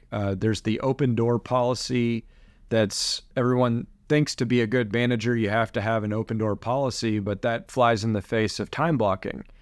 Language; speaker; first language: English; native; English